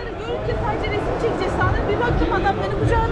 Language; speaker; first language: Turkish; native; Turkish